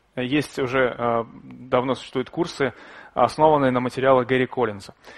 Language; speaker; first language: Russian; native; Russian